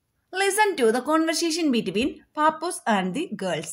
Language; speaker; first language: English; non-native, local second language; Malayalam